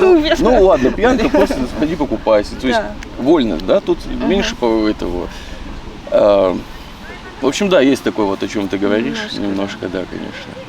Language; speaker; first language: Russian; native; Russian